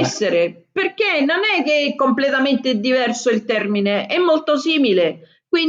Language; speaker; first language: Italian; native; Italian